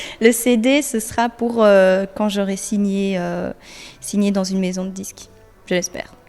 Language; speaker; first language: French; native; French